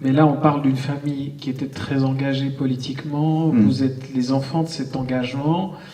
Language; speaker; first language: French; native; French